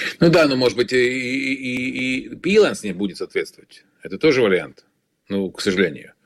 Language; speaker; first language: Russian; non-native, local second language; Latvian